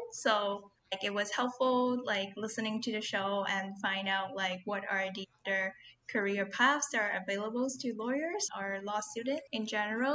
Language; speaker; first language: English; non-native, local second language; Cantonese